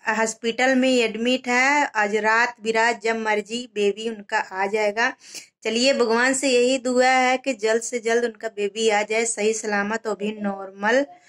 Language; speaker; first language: Hindi; native; Hindi